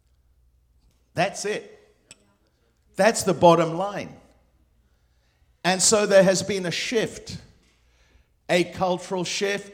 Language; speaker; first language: English; non-native, local second language; Spanish